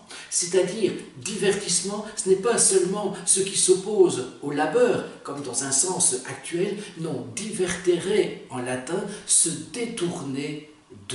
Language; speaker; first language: French; native; French